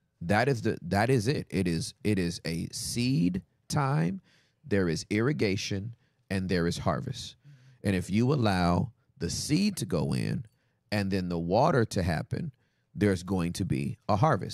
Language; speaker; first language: English; native; English